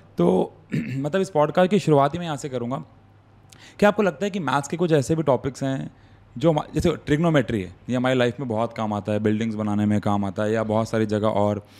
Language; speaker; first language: Hindi; native; Hindi